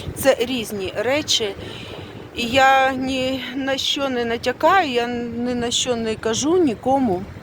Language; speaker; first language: Ukrainian; non-native, local second language; Russian